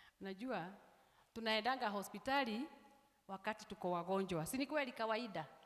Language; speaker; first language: Swahili; non-native, local second language; Kikuyu